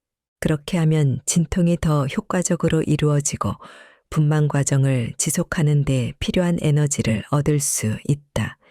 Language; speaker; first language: Korean; native; Korean